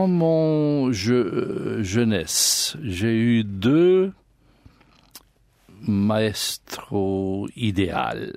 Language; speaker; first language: French; non-native, learner; English